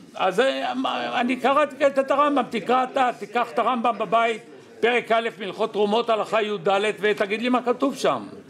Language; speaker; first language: Hebrew; native; Hebrew